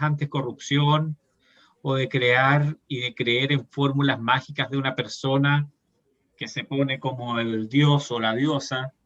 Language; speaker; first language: Spanish; native; Spanish